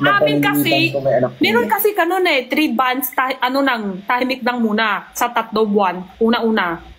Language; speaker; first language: Filipino; non-native, learner; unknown